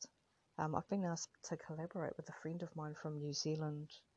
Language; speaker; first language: English; native; English